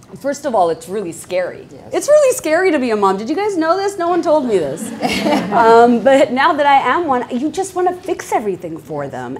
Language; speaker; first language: English; non-native, local second language; Bangla